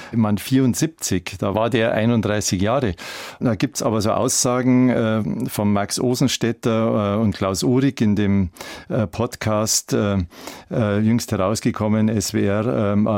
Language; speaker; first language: German; native; German